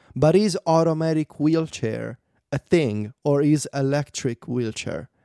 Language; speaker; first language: English; non-native, fluent; Italian